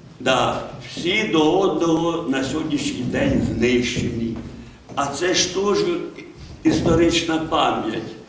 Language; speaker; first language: Ukrainian; native; Ukrainian